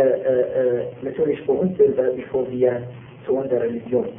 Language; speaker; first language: German; non-native, fluent; Arabic